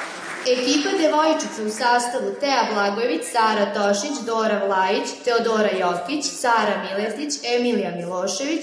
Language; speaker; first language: Serbian; native; Serbian